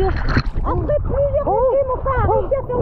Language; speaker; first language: French; native; French